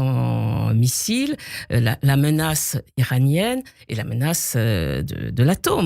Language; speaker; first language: French; native; French